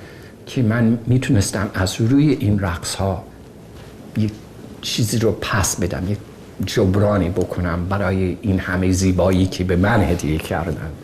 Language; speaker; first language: Persian; non-native, fluent; English